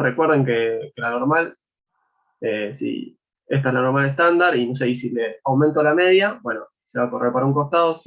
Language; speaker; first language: Spanish; native; Spanish